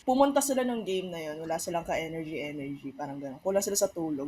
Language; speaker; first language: Filipino; native; Filipino